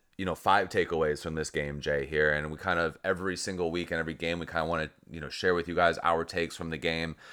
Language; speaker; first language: English; native; English